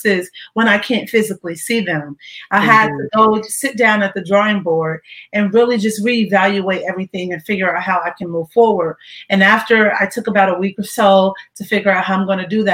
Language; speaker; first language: English; native; English